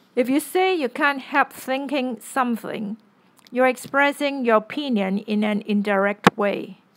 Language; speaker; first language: English; non-native, local second language; Cantonese